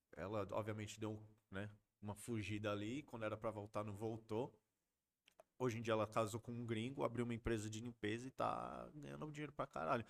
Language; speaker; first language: Portuguese; early bilingual, heritage; Portuguese